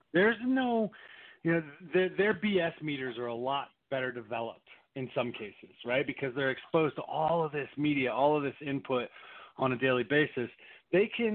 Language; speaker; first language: English; native; English